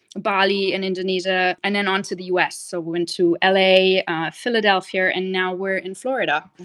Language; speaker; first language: English; non-native, fluent; German